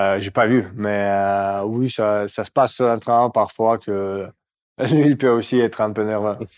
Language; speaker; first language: French; non-native, fluent; Russian